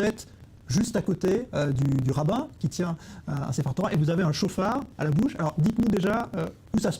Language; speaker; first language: French; native; French